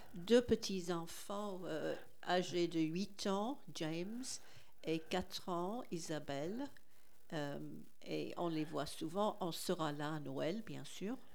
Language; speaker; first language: French; non-native, fluent; English